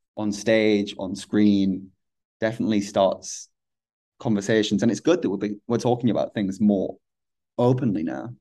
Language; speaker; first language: English; native; English